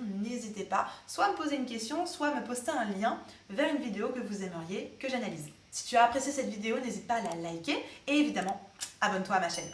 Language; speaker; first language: French; native; French